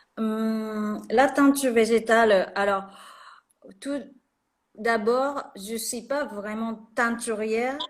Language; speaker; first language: French; non-native, fluent; Japanese